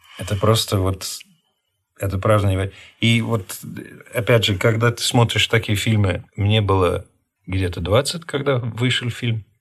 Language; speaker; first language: Russian; non-native, fluent; English